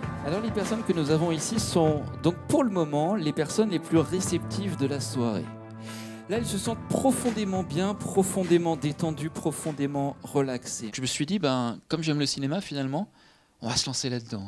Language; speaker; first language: French; native; French